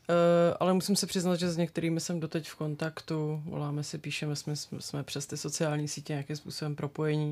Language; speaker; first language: Czech; native; Czech